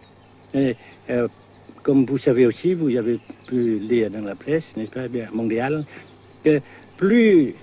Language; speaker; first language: French; non-native, fluent; Vietnamese